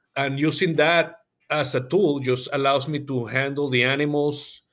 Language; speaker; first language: English; non-native, fluent; Spanish